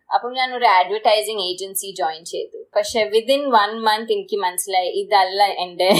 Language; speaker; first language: Malayalam; early bilingual, heritage; Malayalam